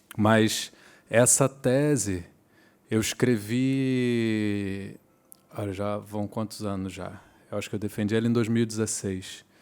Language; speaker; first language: Portuguese; native; Portuguese